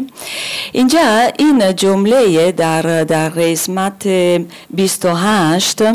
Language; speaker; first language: Persian; non-native, learner; German